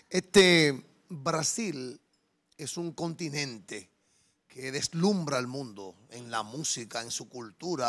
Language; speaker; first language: Portuguese; non-native, learner; Spanish